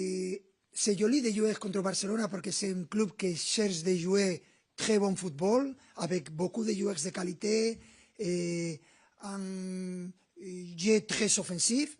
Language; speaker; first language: French; non-native, fluent; Spanish